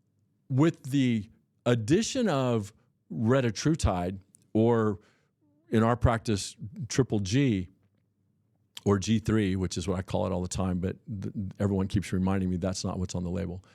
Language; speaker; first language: English; native; English